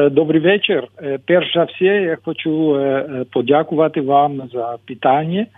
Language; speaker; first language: Ukrainian; non-native, learner; Dutch